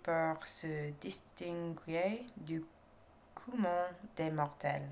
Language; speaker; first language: French; non-native, learner; English